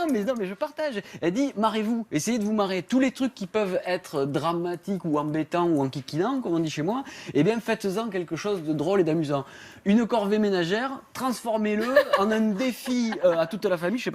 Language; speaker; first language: French; native; French